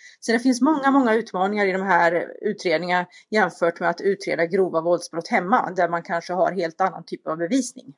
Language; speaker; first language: Swedish; native; Swedish